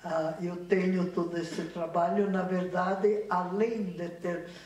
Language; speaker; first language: Portuguese; non-native, fluent; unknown